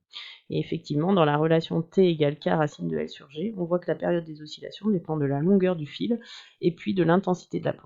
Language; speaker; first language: French; native; French